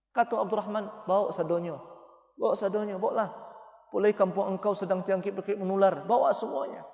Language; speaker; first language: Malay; non-native, local second language; Minangkabau